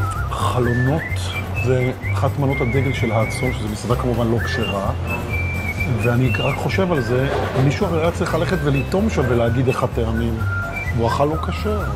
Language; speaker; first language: Hebrew; native; Hebrew